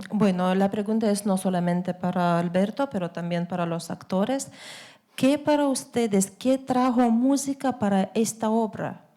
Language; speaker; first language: Spanish; non-native, fluent; Lithuanian